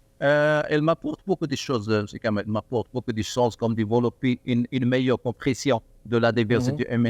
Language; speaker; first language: French; non-native, learner; Arabic